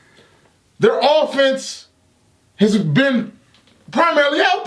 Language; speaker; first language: English; native; English